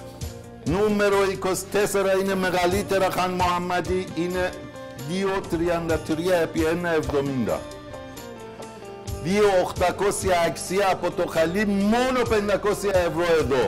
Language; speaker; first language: Greek; non-native, learner; Persian